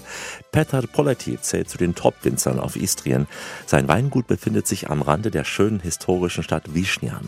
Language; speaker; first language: German; native; German